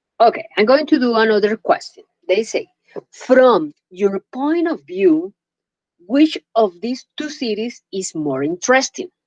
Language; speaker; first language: English; non-native, fluent; Spanish